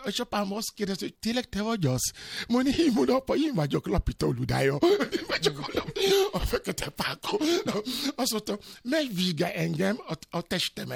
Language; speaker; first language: Hungarian; non-native, learner; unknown